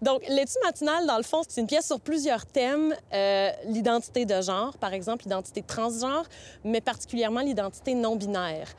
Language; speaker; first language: French; native; French